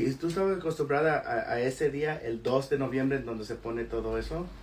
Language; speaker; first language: Spanish; early bilingual, heritage; Spanish